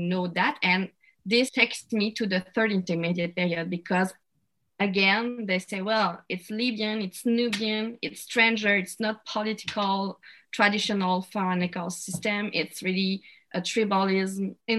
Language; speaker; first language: English; non-native, fluent; French